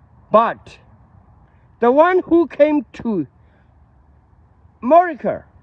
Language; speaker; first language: English; non-native, learner; Burmese